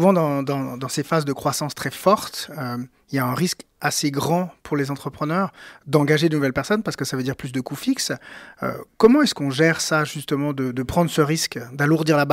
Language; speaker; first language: French; native; French